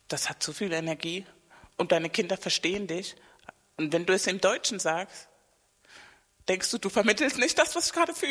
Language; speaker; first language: German; non-native, fluent; Spanish